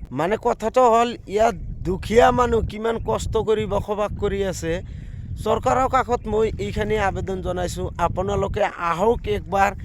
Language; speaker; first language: Assamese; non-native, local second language; Bangla